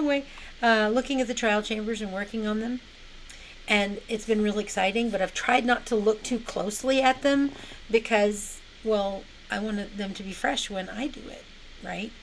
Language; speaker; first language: English; native; English